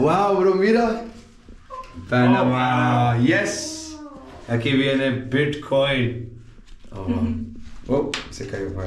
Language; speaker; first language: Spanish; non-native, learner; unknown